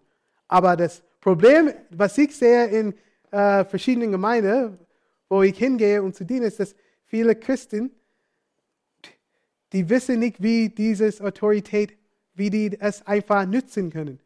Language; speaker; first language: German; non-native, fluent; English